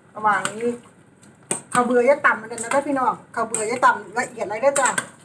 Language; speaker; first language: Thai; native; Thai